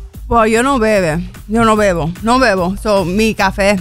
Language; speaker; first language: Spanish; early bilingual, heritage; English